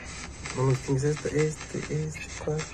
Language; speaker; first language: Spanish; native; Spanish